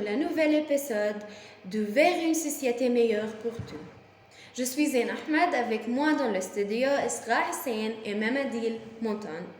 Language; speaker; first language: French; non-native, learner; Arabic